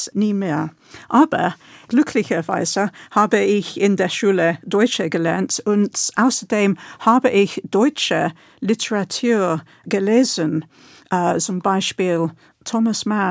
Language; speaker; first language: German; non-native, fluent; English